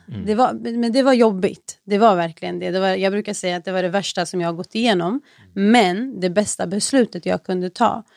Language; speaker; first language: Swedish; early bilingual, other home language; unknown